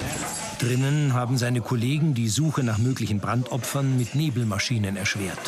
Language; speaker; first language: German; native; German